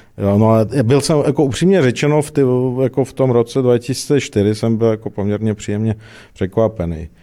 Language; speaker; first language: Czech; early bilingual, other home language; Russian